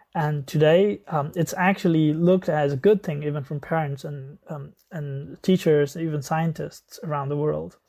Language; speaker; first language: English; non-native, local second language; Nepali